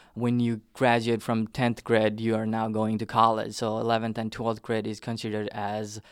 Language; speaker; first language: English; non-native, local second language; Nepali